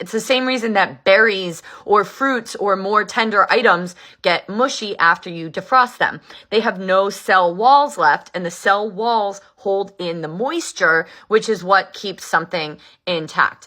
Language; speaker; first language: English; native; English